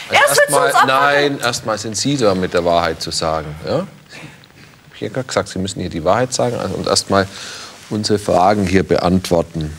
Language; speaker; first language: German; native; German